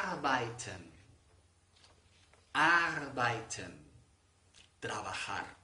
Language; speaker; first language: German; non-native, fluent; Spanish